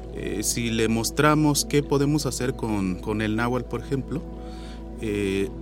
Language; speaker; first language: Spanish; non-native, local second language; Nahuatl languages